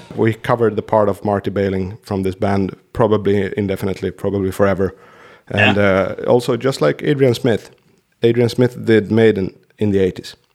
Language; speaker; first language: English; non-native, fluent; Swedish